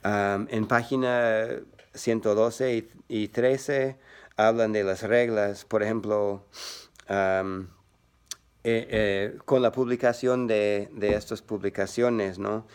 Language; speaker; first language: Spanish; non-native, learner; English